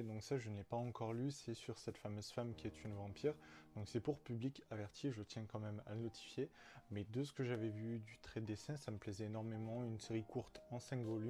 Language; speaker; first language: French; native; French